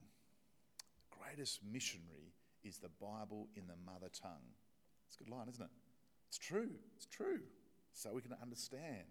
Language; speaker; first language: English; native; English